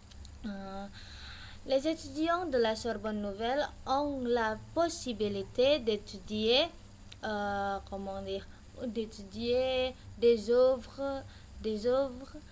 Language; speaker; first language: French; non-native, learner; Indonesian